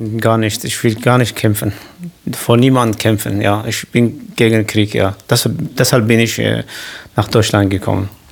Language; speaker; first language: German; non-native, learner; Kurdish